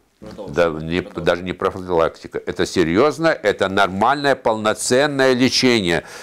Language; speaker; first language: Russian; native; Russian